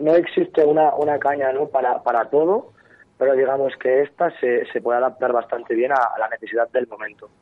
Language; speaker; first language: Spanish; native; Spanish